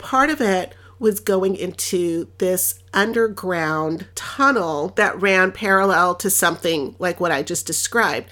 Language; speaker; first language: English; early bilingual, other home language; Spanish